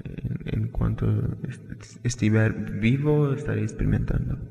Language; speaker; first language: Spanish; non-native, fluent; Portuguese